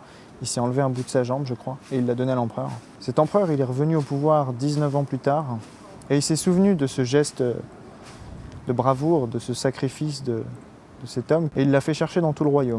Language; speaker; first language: French; native; French